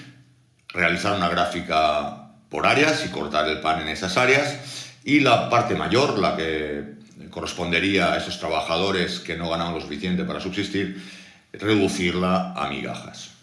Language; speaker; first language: Spanish; native; Spanish